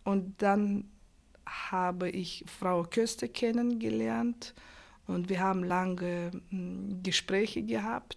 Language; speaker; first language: German; non-native, fluent; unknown